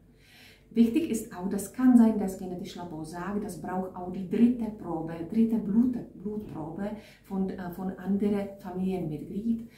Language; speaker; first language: German; non-native, fluent; Czech